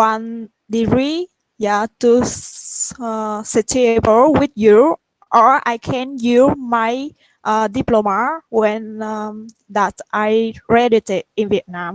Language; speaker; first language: English; non-native, learner; Vietnamese